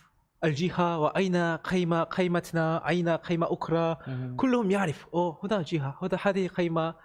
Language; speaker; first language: Arabic; non-native, learner; Korean